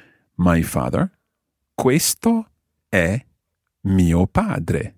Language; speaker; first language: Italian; non-native, fluent; English